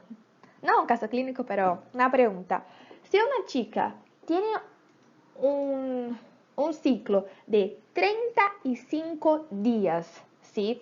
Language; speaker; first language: Spanish; native; Spanish